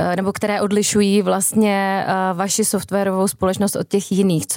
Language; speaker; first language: Czech; native; Czech